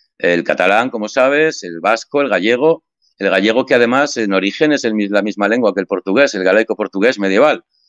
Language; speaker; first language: Spanish; native; Spanish